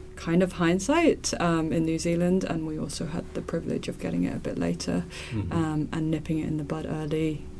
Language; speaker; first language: English; non-native, local second language; Cantonese